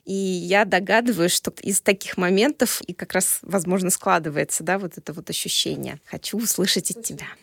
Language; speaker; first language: Russian; native; Russian